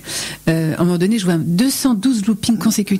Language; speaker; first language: French; native; French